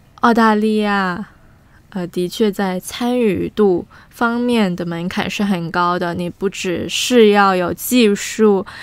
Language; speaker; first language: Chinese; non-native, fluent; Portuguese